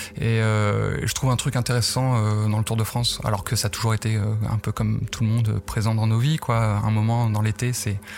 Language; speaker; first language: French; native; French